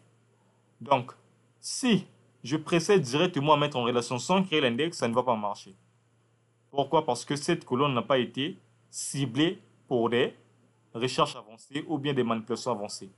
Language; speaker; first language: French; non-native, local second language; Lingala